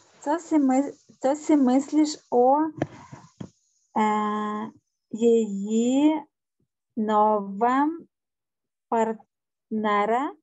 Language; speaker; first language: Czech; non-native, learner; Ukrainian